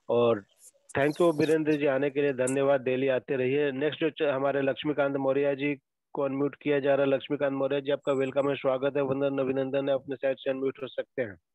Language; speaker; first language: Hindi; native; Hindi